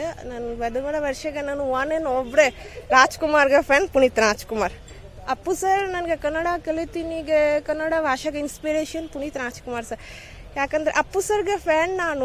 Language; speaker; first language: Kannada; non-native, local second language; Bangla